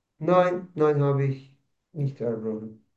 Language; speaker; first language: German; non-native, learner; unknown